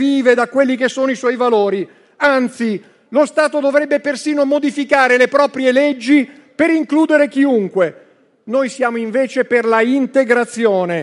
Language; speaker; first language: Italian; native; Italian